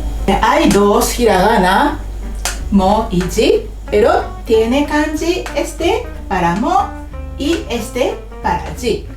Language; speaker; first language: Spanish; non-native, fluent; Japanese